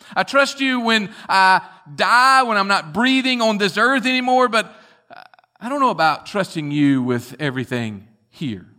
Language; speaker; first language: English; native; English